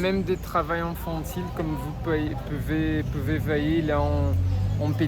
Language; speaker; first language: French; non-native, fluent; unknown